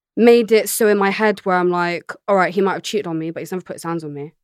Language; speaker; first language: English; native; English